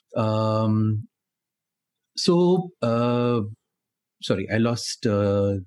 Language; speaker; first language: English; non-native, local second language; Hindi